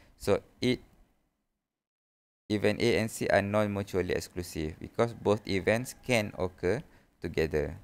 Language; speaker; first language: English; non-native, local second language; Malay